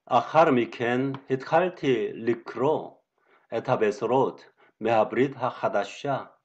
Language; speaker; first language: Hebrew; non-native, fluent; Korean